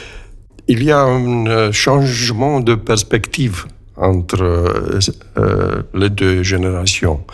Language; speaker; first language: French; non-native, fluent; Romanian